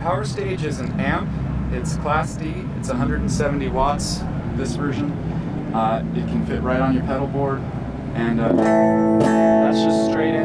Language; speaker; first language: English; native; English